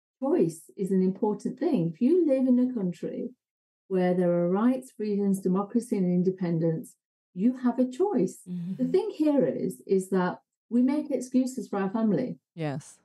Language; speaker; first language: English; native; English